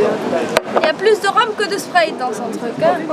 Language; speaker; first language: French; native; French